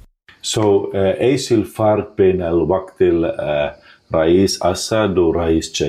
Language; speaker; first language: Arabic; non-native, fluent; Finnish